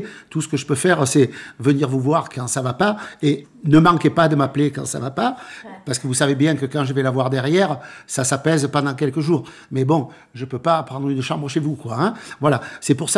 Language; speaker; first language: French; native; French